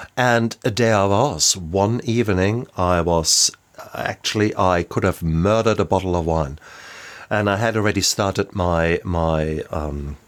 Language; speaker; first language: English; non-native, fluent; German